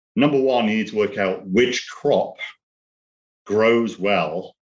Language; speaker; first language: English; native; English